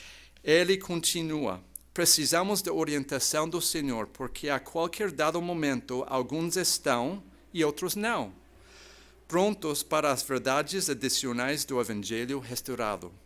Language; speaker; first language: Portuguese; non-native, fluent; English